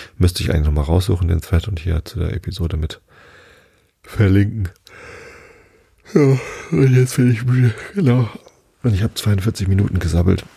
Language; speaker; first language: German; native; German